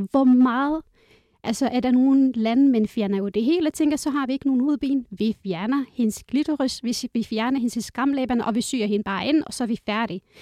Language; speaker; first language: Danish; non-native, fluent; Arabic